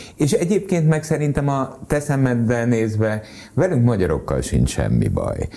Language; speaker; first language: Hungarian; non-native, fluent; Spanish